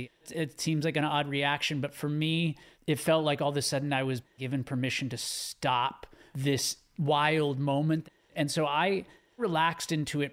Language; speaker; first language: English; native; English